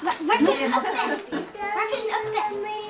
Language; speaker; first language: Swedish; non-native, learner; Japanese